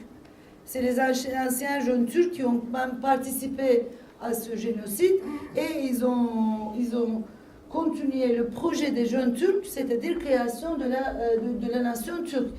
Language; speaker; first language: French; non-native, fluent; Turkish